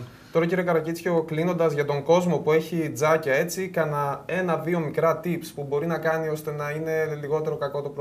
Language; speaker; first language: Greek; native; Greek